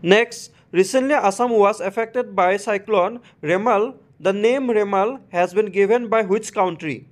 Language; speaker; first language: English; non-native, local second language; Assamese